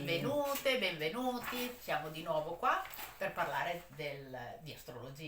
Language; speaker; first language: Italian; native; Italian